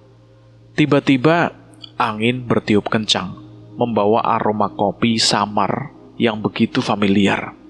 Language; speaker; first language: Indonesian; native; Indonesian